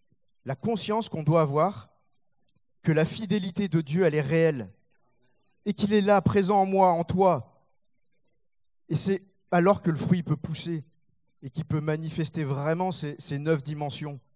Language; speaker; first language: French; native; French